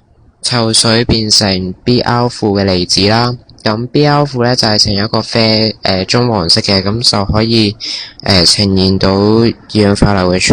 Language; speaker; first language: Cantonese; native; Cantonese